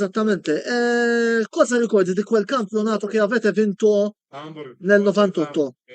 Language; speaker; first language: Italian; non-native, fluent; Maltese